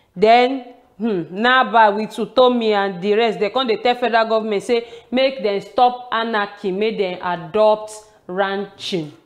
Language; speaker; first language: Nigerian Pidgin; non-native, local second language; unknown